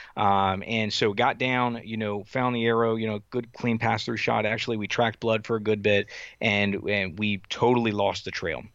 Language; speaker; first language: English; native; English